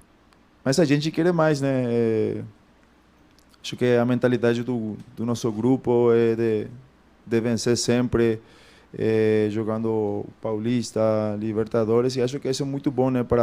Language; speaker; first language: Portuguese; non-native, fluent; Spanish